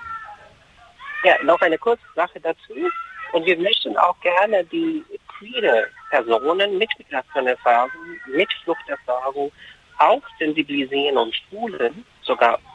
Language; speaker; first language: German; non-native, fluent; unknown